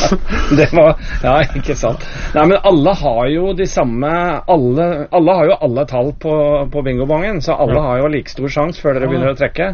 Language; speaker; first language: Norwegian; native; Norwegian